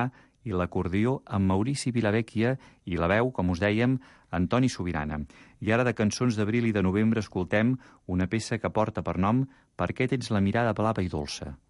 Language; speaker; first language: Catalan; native; Catalan